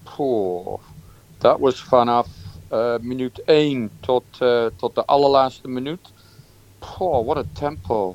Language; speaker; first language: Dutch; non-native, fluent; English